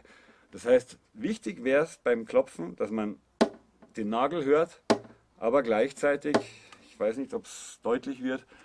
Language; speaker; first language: German; native; German